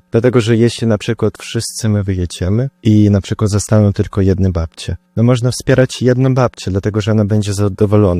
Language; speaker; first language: Polish; early bilingual, heritage; Russian